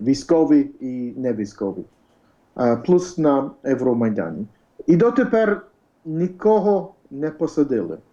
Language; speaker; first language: Ukrainian; early bilingual, heritage; Ukrainian